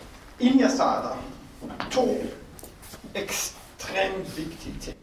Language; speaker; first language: Danish; non-native, fluent; Hebrew